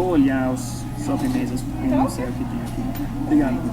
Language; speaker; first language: Portuguese; non-native, fluent; English